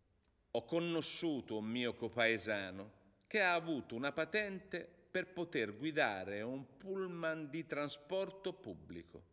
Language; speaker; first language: Italian; non-native, fluent; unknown